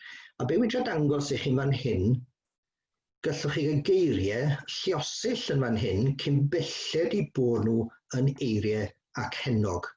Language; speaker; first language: Welsh; native; Welsh